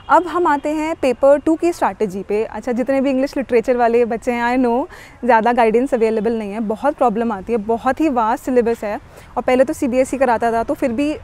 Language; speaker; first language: Hindi; native; Hindi